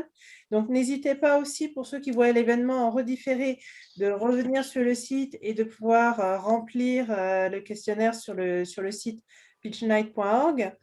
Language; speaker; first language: French; native; French